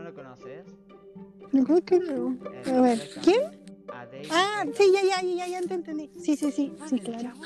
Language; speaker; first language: Spanish; native; Spanish